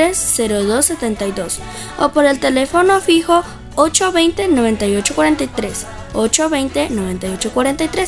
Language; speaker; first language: Spanish; native; Spanish